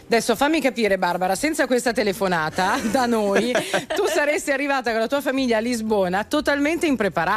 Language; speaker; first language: Italian; native; Italian